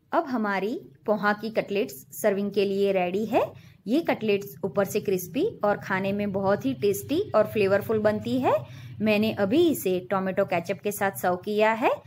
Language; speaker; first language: Hindi; non-native, local second language; Gujarati